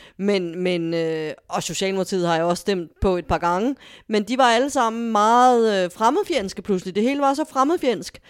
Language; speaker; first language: Danish; native; Danish